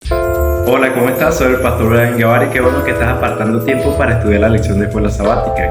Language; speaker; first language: Spanish; native; Spanish